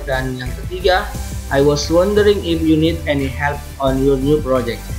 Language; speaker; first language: English; non-native, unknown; Indonesian